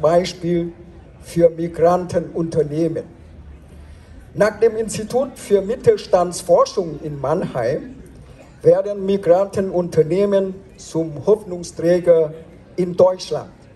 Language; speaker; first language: German; non-native, fluent; Vietnamese